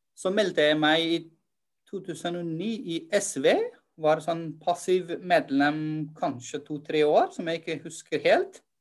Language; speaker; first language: Norwegian; non-native, fluent; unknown